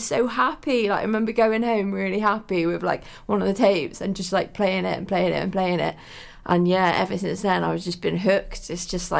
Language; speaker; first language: English; native; English